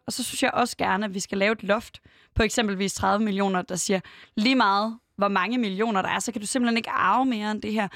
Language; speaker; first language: Danish; native; Danish